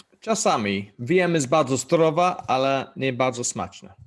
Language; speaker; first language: Polish; non-native, learner; English